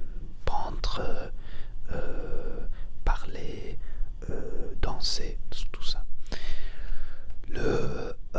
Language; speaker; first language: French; non-native, learner; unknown